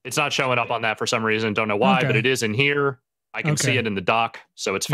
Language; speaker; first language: English; native; English